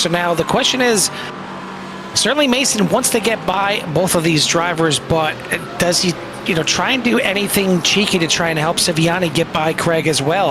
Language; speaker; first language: English; native; English